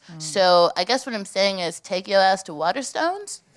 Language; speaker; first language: English; native; English